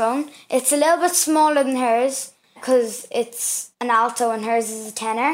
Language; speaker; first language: English; native; English